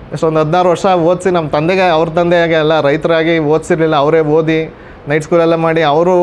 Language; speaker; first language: Kannada; native; Kannada